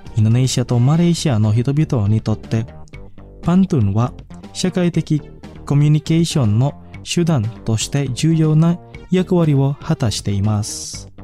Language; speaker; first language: Japanese; non-native, fluent; Indonesian